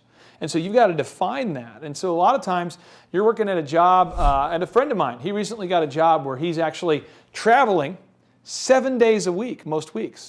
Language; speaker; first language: English; native; English